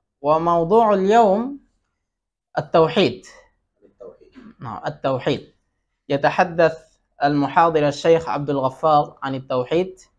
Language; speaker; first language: Arabic; non-native, fluent; Bangla